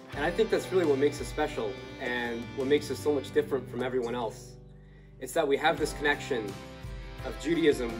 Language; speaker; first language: English; native; English